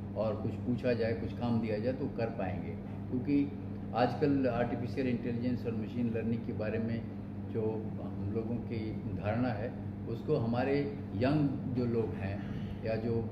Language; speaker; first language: Hindi; non-native, local second language; Bangla